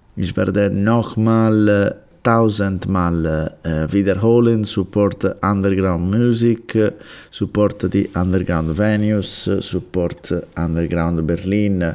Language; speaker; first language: German; non-native, learner; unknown